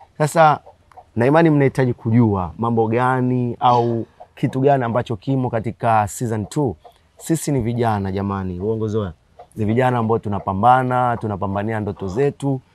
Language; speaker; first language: Swahili; native; Swahili